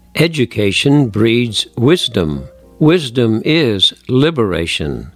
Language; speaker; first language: English; native; English